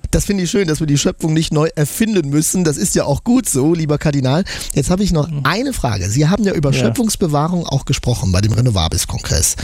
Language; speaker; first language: German; native; German